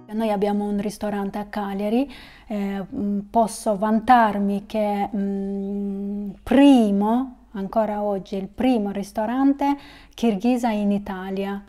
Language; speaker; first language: Italian; non-native, fluent; Kyrgyz